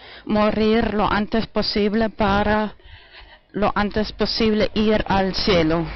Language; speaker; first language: Spanish; non-native, fluent; German